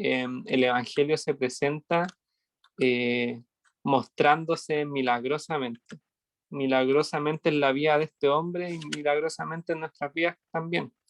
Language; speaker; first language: Spanish; native; Spanish